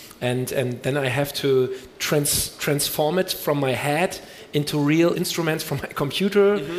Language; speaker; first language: English; non-native, fluent; German